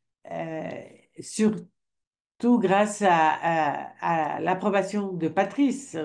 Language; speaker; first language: French; non-native, fluent; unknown